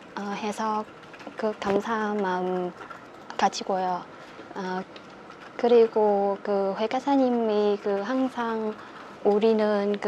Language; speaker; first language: Korean; non-native, learner; Vietnamese